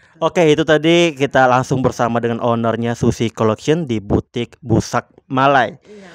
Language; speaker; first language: Indonesian; native; Indonesian